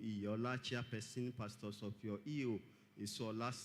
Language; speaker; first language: English; non-native, local second language; Yoruba